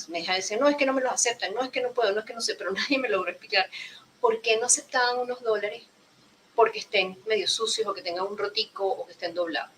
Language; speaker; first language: Spanish; native; Spanish